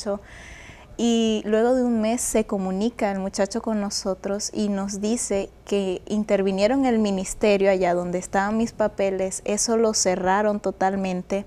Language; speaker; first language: Spanish; native; Spanish